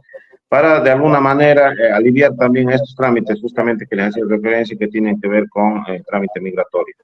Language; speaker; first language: Spanish; native; Spanish